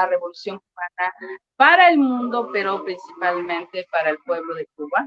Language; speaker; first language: Spanish; native; Spanish